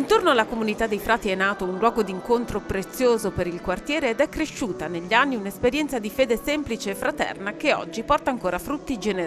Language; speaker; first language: Italian; native; Italian